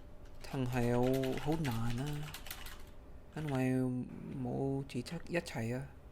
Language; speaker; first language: Cantonese; early bilingual, heritage; Cantonese